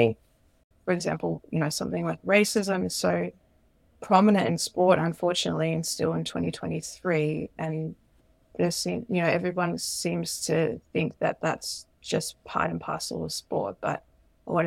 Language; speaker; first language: English; native; English